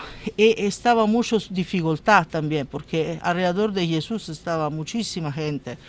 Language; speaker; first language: Spanish; non-native, learner; Italian